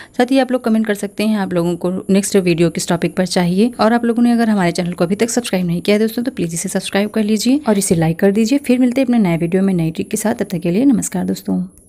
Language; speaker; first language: Hindi; native; Hindi